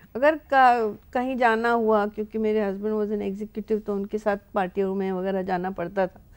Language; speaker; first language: Hindi; non-native, local second language; Marathi